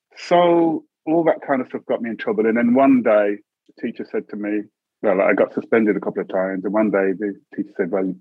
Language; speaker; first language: English; native; English